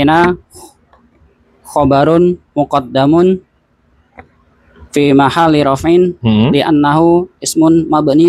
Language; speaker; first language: Arabic; non-native, learner; Indonesian